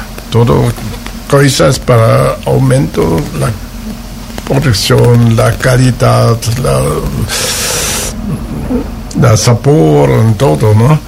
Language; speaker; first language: Spanish; non-native, learner; German